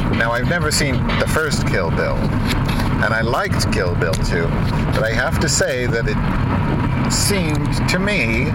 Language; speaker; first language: English; native; English